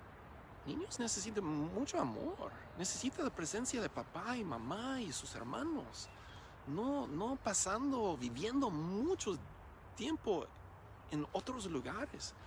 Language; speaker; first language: Spanish; non-native, learner; English